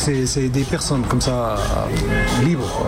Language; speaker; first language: French; non-native, fluent; Arabic